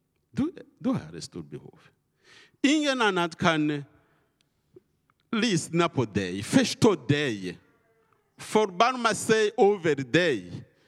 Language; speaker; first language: Swedish; non-native, learner; Kinyarwanda